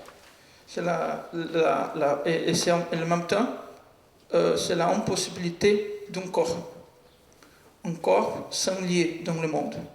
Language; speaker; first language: French; non-native, learner; Portuguese